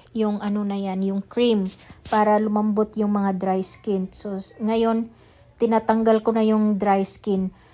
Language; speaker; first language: Filipino; non-native, local second language; Cebuano